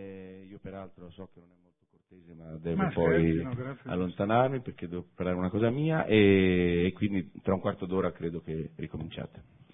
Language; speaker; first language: Italian; native; Italian